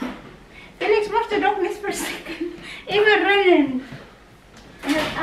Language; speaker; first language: German; non-native, learner; Filipino